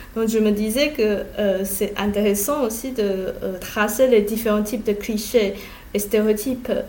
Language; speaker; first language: French; non-native, fluent; Chinese